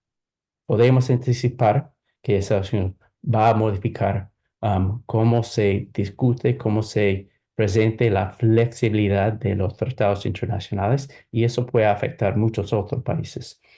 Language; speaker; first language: Spanish; non-native, fluent; English